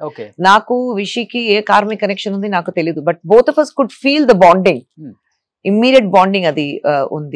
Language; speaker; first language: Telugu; non-native, fluent; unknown